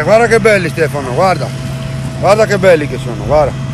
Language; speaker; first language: Italian; native; Italian